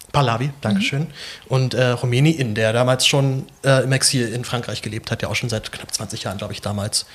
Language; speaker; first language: German; native; German